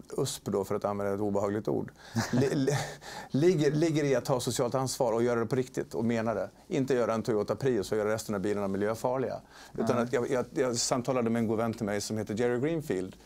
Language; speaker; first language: Swedish; native; Swedish